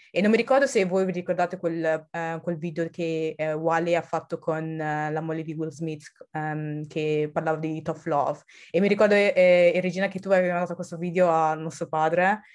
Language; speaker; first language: Italian; early bilingual, other home language; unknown